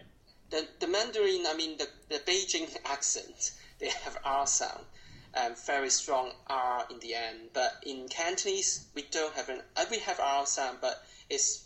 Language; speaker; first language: English; non-native, local second language; Cantonese